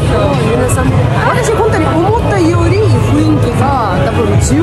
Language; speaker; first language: Japanese; non-native, fluent; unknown